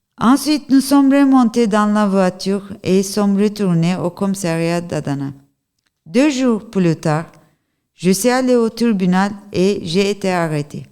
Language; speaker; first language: French; non-native, learner; Turkish